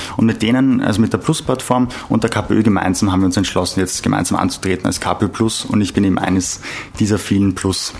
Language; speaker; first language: German; native; German